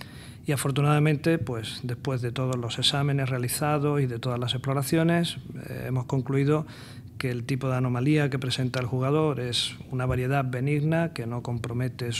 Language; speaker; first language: Spanish; native; Spanish